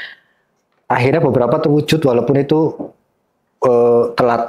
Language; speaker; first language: Indonesian; native; Indonesian